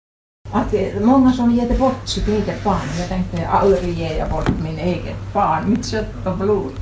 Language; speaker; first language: Swedish; non-native, learner; Finnish